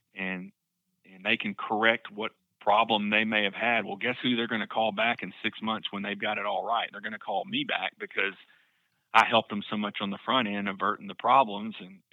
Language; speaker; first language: English; native; English